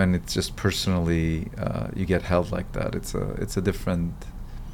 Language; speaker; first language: English; non-native, fluent; Arabic